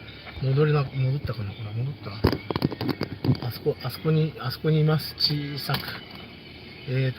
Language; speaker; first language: Japanese; native; Japanese